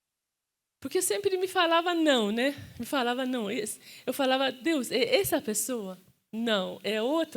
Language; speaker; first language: Portuguese; non-native, fluent; Persian